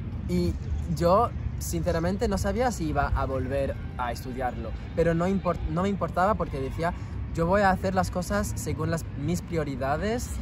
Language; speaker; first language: Spanish; non-native, fluent; French